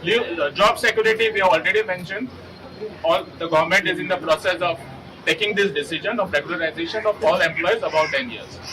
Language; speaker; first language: English; non-native, local second language; Konkani